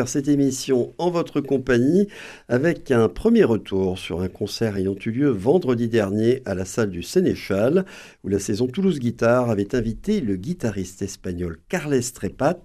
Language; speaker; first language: French; native; French